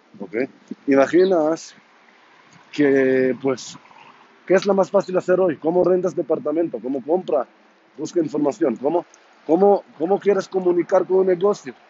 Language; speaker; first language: Spanish; non-native, fluent; Hebrew